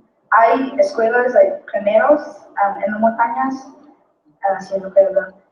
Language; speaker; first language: Spanish; non-native, learner; English